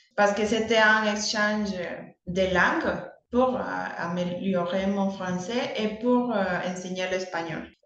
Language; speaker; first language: French; non-native, fluent; Spanish